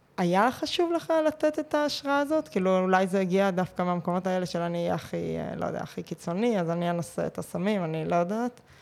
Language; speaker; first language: Hebrew; native; Hebrew